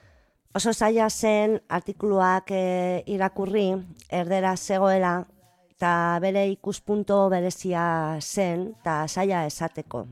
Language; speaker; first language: Basque; non-native, local second language; Spanish